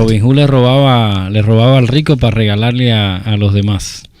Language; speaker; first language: Spanish; native; Spanish